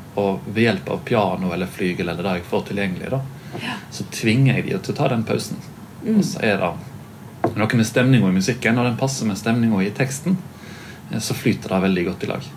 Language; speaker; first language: Norwegian; native; Norwegian